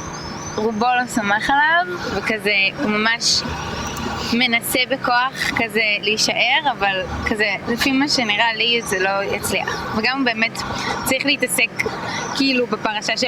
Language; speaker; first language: Hebrew; native; Hebrew